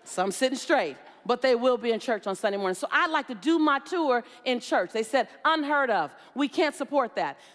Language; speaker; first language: English; native; English